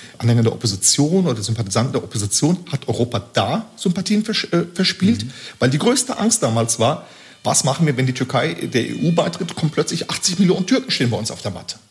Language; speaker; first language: German; early bilingual, other home language; Turkish